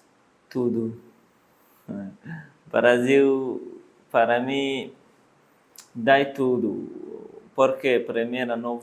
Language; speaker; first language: Portuguese; non-native, learner; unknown